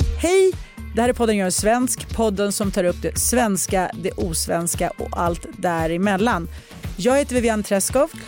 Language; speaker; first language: Swedish; early bilingual, other home language; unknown